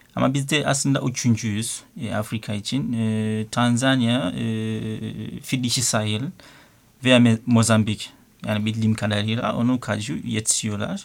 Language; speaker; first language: Turkish; non-native, learner; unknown